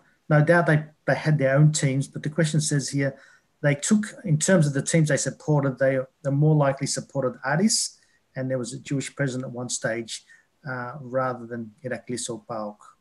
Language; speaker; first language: English; early bilingual, other home language; Greek